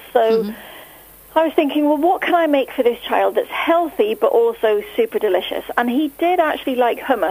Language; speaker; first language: English; native; English